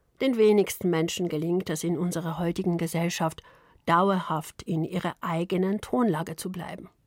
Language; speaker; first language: German; early bilingual, other home language; Polish